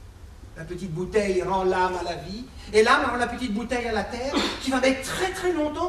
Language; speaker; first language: French; native; French